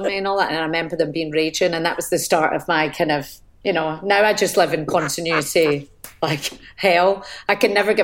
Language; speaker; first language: English; native; English